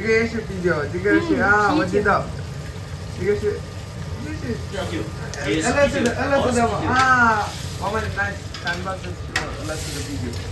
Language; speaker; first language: Chinese; non-native, learner; Malayalam